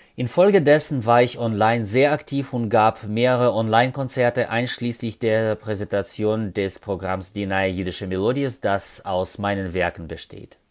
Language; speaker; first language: German; non-native, fluent; Russian